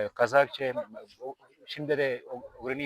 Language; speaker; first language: Turkish; non-native, learner; Tibetan